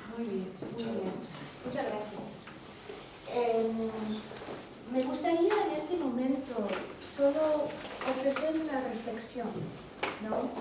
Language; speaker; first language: Spanish; non-native, fluent; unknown